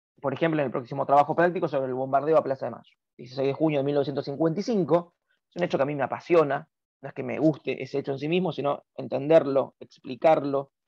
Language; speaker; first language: Spanish; native; Spanish